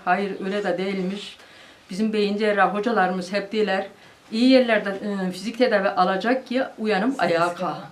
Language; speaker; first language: Turkish; non-native, local second language; Kurdish